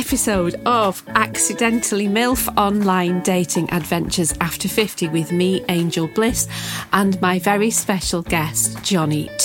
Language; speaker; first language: English; native; English